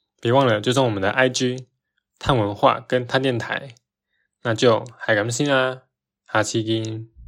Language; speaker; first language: Chinese; native; Chinese